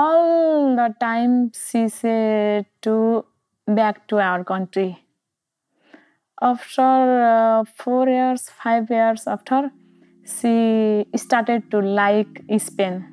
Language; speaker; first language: English; non-native, learner; Nepali